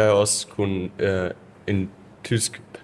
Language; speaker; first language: Danish; early bilingual, heritage; German